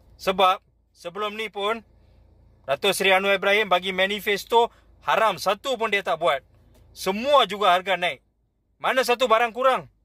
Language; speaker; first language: Malay; non-native, local second language; Tamil